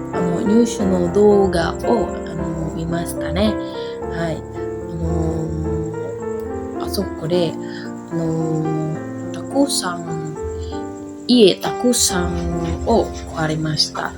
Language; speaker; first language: Japanese; non-native, learner; Indonesian